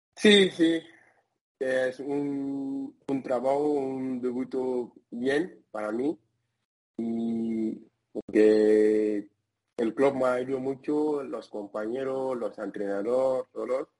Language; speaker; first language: Spanish; non-native, fluent; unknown